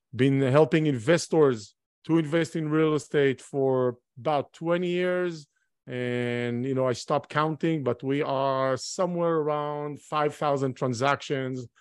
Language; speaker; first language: English; non-native, fluent; Hebrew